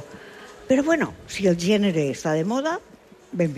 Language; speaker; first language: Catalan; non-native, local second language; Spanish